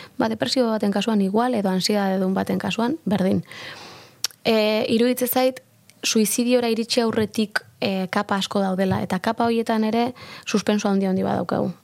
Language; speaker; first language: Basque; native; Basque